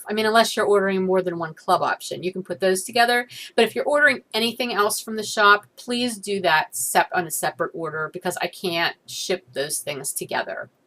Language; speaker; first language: English; native; English